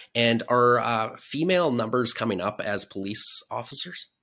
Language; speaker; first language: English; native; English